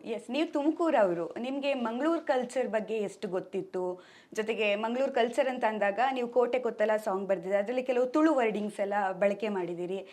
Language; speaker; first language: Kannada; native; Kannada